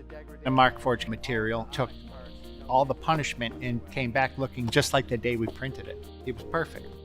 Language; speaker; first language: English; native; English